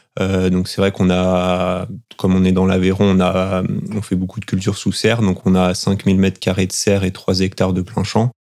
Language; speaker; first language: French; native; French